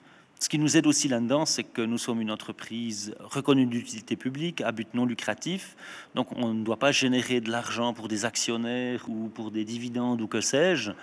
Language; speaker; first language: French; native; French